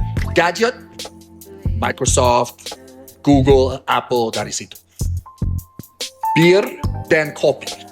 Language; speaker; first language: Indonesian; non-native, fluent; English